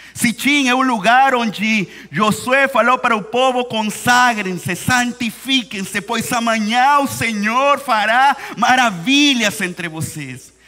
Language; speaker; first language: Portuguese; non-native, fluent; Spanish